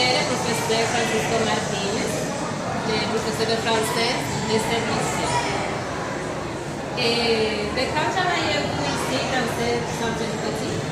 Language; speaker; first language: French; non-native, learner; Spanish